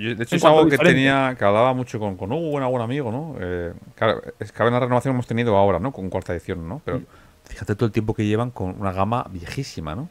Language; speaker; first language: Spanish; native; Spanish